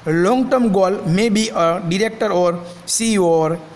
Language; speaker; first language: English; non-native, local second language; Gujarati